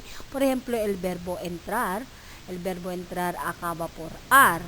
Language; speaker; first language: Spanish; non-native, fluent; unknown